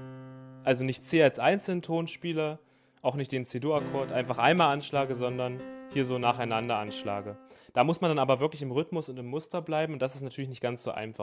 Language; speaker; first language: German; native; German